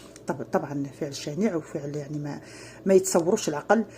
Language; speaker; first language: Arabic; native; Arabic